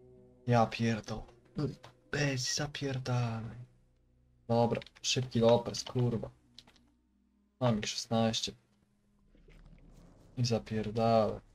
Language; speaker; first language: Polish; native; Polish